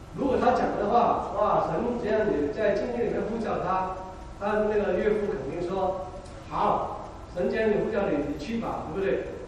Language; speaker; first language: Chinese; non-native, local second language; Cantonese